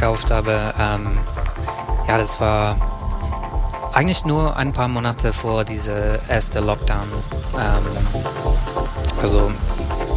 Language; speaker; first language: German; non-native, fluent; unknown